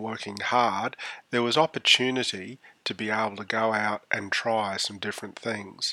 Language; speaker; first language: English; native; English